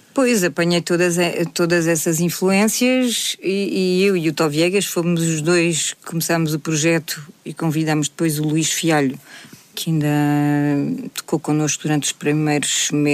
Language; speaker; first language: Portuguese; native; Portuguese